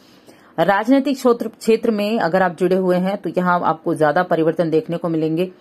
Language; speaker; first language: Hindi; native; Hindi